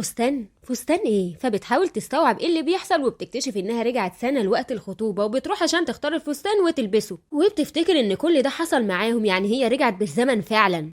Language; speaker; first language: Arabic; native; Arabic